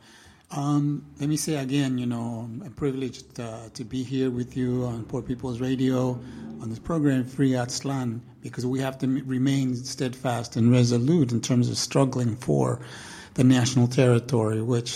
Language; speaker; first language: English; native; English